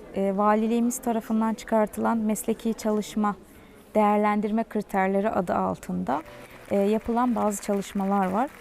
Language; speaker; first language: Turkish; native; Turkish